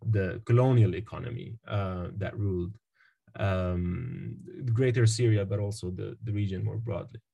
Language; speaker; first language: English; non-native, fluent; Arabic